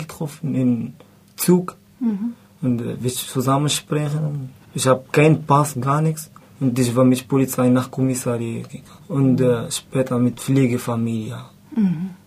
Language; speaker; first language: German; non-native, learner; Arabic